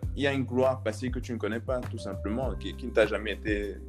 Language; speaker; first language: French; native; French